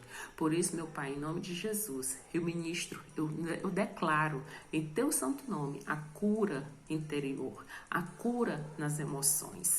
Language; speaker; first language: Portuguese; native; Portuguese